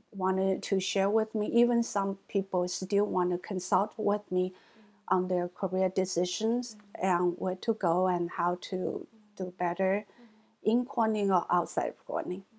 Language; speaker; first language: English; non-native, fluent; Chinese